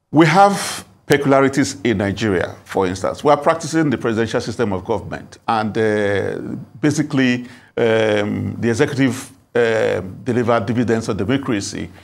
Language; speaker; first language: English; non-native, local second language; Igbo